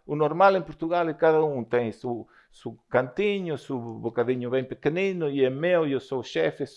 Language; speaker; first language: Portuguese; non-native, fluent; Spanish